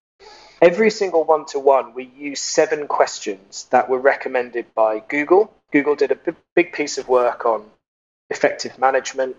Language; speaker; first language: English; native; English